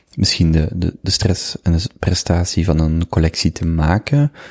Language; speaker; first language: Dutch; native; Dutch